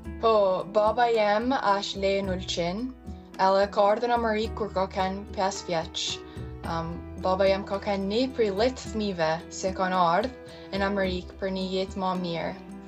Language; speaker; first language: Albanian; early bilingual, heritage; Albanian